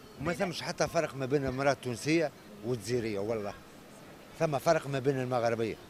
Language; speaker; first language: Arabic; native; Arabic